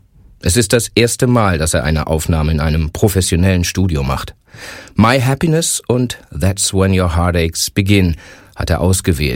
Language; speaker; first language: German; native; German